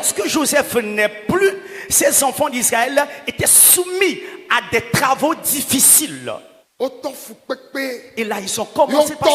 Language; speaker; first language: French; non-native, local second language; Ewe